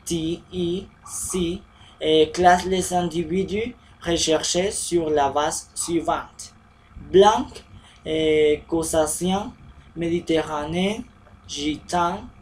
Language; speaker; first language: French; non-native, learner; Spanish